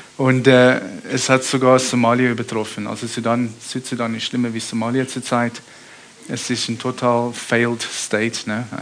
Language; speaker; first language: German; early bilingual, heritage; German